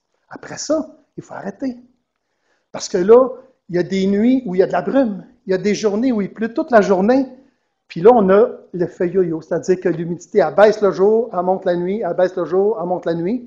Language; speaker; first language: French; native; French